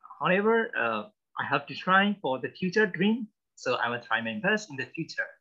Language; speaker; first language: English; non-native, learner; Burmese